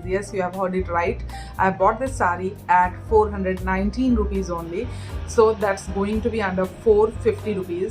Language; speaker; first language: English; non-native, local second language; Hindi